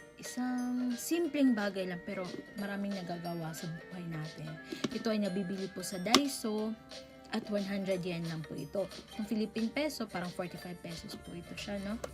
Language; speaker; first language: Filipino; non-native, local second language; Cebuano